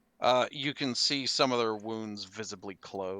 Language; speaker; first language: English; native; English